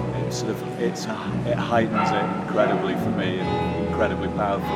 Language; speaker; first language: English; native; English